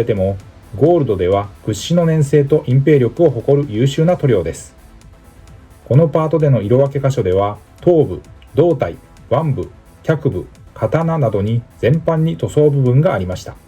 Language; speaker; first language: Japanese; native; Japanese